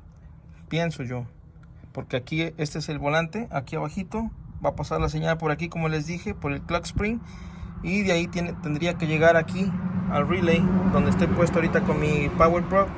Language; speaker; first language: Spanish; native; Spanish